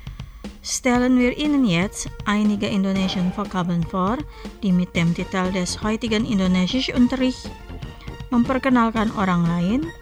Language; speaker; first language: German; non-native, fluent; Indonesian